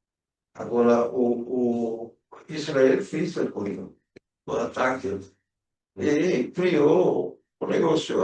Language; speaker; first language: Portuguese; early bilingual, other home language; German